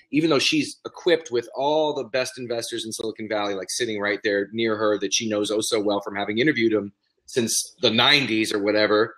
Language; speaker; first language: English; native; English